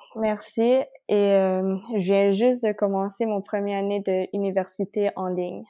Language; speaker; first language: French; non-native, local second language; Spanish